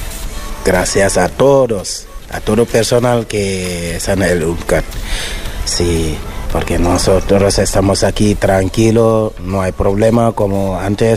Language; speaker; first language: Spanish; non-native, learner; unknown